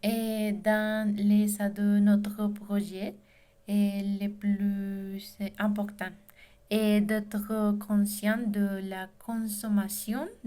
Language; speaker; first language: French; non-native, learner; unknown